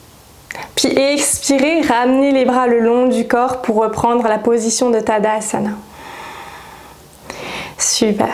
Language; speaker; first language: French; native; French